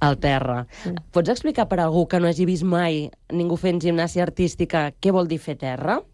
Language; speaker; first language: Catalan; native; Catalan